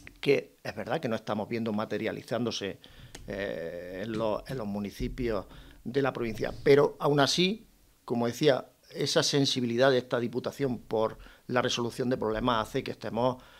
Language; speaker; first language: Spanish; native; Spanish